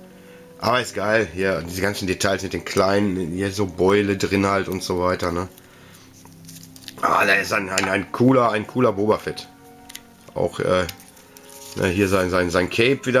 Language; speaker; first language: German; native; German